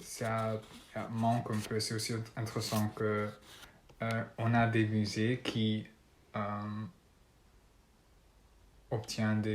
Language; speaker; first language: French; non-native, learner; Dutch